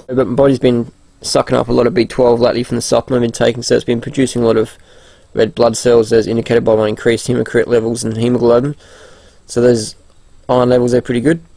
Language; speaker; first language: English; native; English